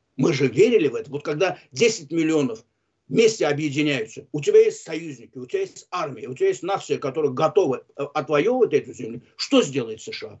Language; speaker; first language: Russian; non-native, local second language; Azerbaijani